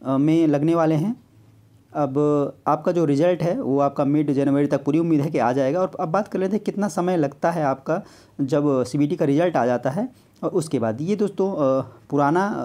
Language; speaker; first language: Hindi; native; Hindi